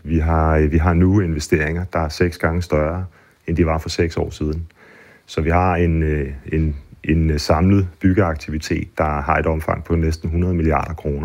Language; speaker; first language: Danish; native; Danish